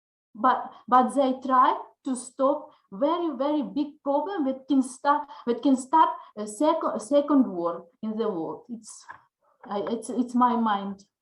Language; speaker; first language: English; non-native, learner; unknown